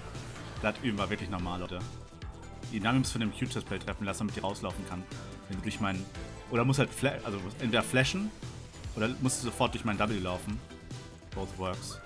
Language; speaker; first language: German; native; German